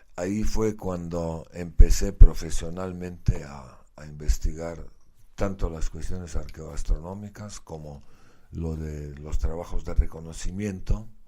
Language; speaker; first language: Spanish; non-native, fluent; Slovenian